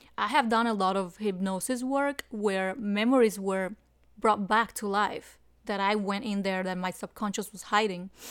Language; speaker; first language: English; non-native, fluent; Spanish